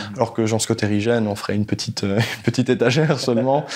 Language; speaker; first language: French; native; French